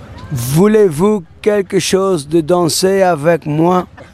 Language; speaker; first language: French; non-native, learner; German